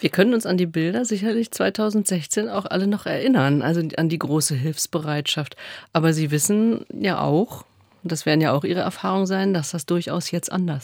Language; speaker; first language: German; native; German